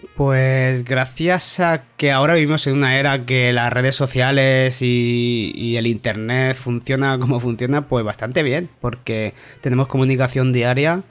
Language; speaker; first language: Spanish; native; Spanish